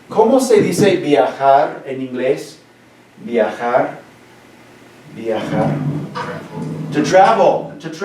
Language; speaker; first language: Spanish; non-native, fluent; English